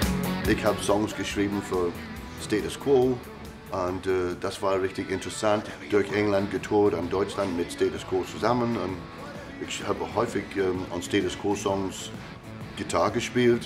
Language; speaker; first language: German; non-native, fluent; English